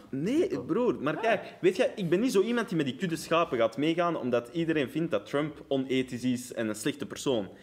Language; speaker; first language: Dutch; early bilingual, other home language; Arabic